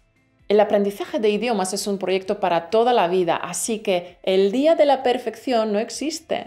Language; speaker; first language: Spanish; native; Spanish